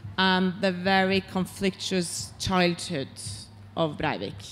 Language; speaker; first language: English; non-native, fluent; Norwegian